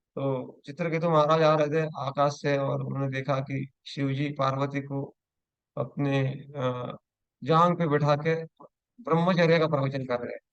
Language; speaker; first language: Hindi; non-native, local second language; Marathi